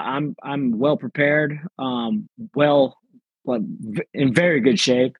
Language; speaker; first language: English; native; English